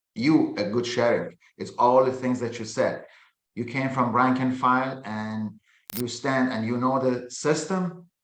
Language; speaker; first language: English; non-native, fluent; Persian